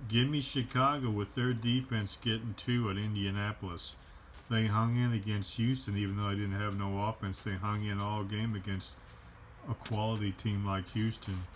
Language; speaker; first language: English; native; English